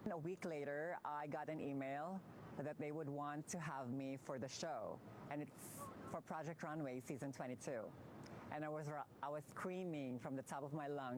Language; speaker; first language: English; non-native, local second language; Cebuano